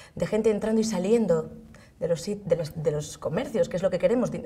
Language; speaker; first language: Spanish; native; Spanish